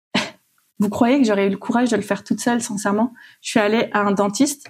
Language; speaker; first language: French; native; French